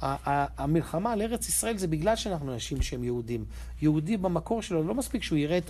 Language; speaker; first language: Hebrew; native; Hebrew